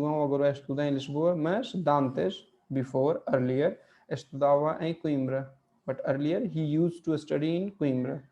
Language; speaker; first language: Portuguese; non-native, fluent; Hindi